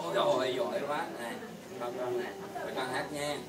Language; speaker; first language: Vietnamese; native; Vietnamese